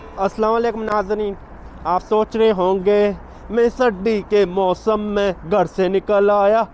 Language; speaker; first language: Urdu; non-native, local second language; Punjabi